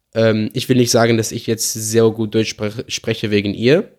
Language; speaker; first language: German; non-native, fluent; Arabic